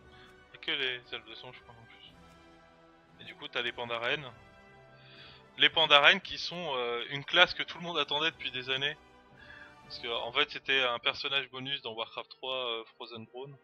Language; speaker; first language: French; native; French